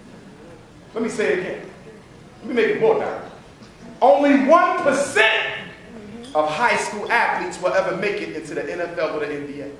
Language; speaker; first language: English; native; English